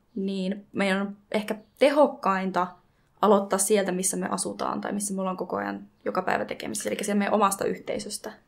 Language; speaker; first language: Finnish; native; Finnish